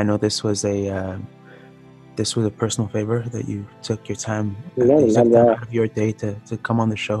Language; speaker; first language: English; native; English